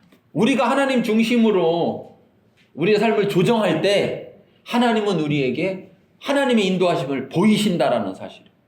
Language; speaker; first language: Korean; native; Korean